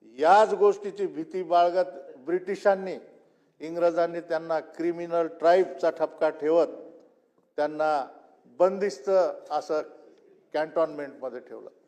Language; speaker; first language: Marathi; non-native, local second language; Lambadi